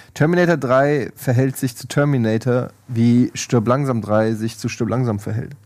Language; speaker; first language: German; native; German